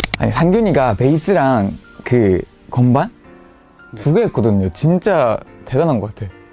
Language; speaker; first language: Korean; non-native, fluent; Japanese